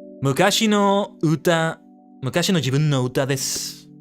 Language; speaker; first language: Japanese; non-native, learner; English